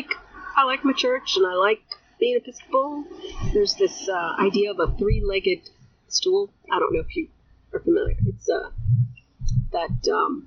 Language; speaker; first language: English; early bilingual, other home language; Spanish